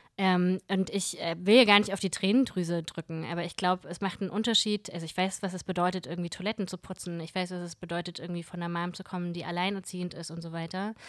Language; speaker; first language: German; early bilingual, other home language; Russian